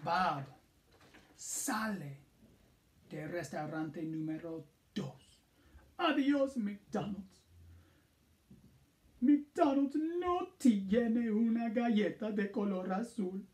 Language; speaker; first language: Spanish; non-native, fluent; English